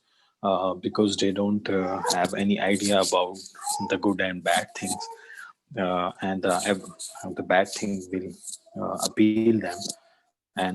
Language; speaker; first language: English; non-native, learner; Urdu